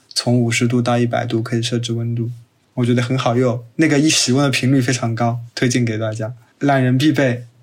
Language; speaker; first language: Chinese; native; Chinese